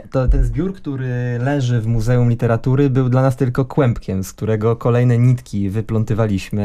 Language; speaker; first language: Polish; native; Polish